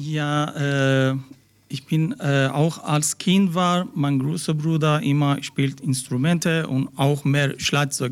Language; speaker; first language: German; non-native, learner; Persian